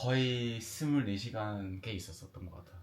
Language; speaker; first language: Korean; non-native, fluent; English